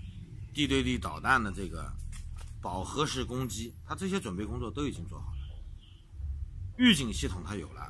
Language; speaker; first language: Chinese; native; Chinese